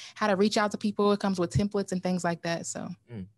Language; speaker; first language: English; native; English